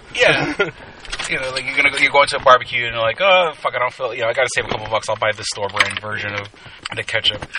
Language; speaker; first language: English; early bilingual, other home language; Spanish